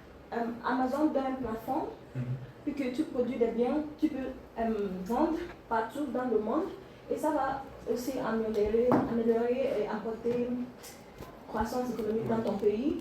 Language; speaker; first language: French; non-native, learner; English